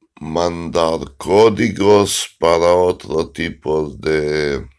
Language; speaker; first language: Spanish; non-native, learner; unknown